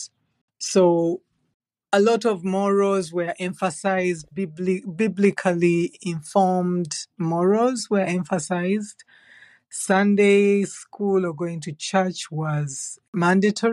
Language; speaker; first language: English; non-native, local second language; Ganda